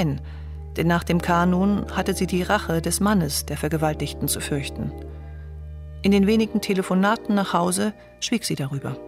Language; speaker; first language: German; native; German